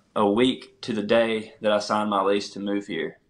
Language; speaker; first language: English; native; English